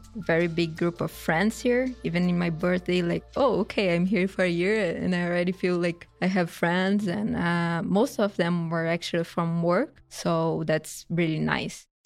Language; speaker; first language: English; non-native, fluent; Portuguese